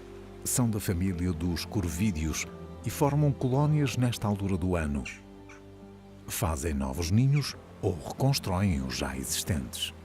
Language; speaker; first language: Portuguese; native; Portuguese